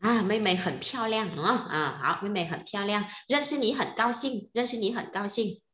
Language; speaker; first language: Chinese; non-native, fluent; Vietnamese